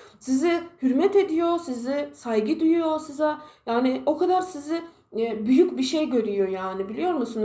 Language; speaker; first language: Turkish; non-native, fluent; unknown